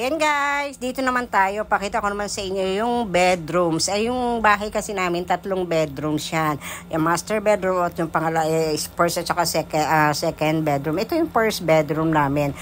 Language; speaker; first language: Filipino; non-native, local second language; Hiligaynon